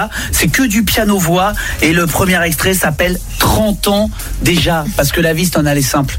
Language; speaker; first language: French; native; French